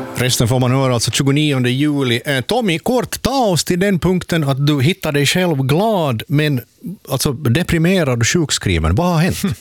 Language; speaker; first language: Swedish; native; Swedish